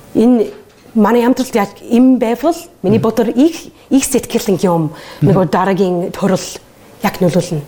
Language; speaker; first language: Mongolian; non-native, fluent; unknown